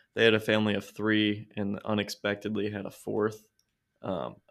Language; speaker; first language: English; native; English